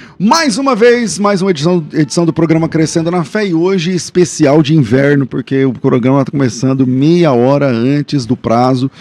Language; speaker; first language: Portuguese; native; Portuguese